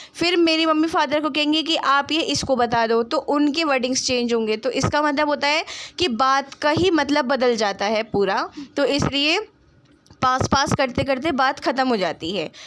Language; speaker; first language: Hindi; non-native, local second language; Punjabi